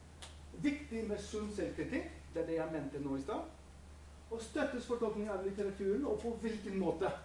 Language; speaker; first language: Norwegian; non-native, fluent; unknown